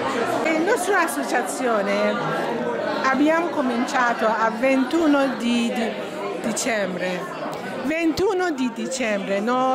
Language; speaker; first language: Italian; non-native, learner; Persian